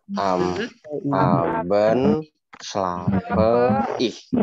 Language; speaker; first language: German; non-native, learner; Indonesian